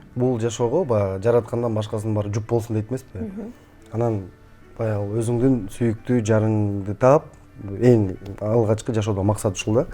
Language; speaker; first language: Kyrgyz; native; Kyrgyz